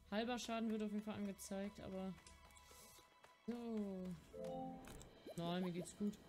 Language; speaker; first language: German; native; German